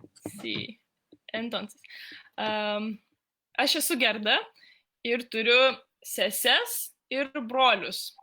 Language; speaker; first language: Lithuanian; non-native, learner; Spanish